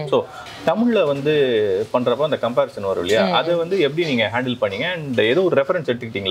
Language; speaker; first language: Tamil; native; Tamil